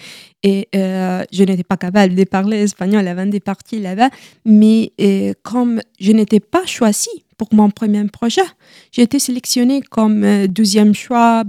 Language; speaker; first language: French; non-native, learner; Italian